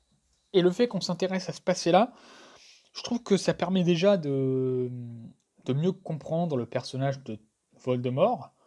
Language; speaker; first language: French; native; French